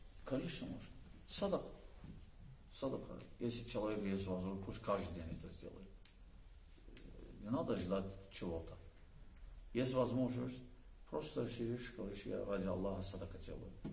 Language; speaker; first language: Russian; non-native, learner; Azerbaijani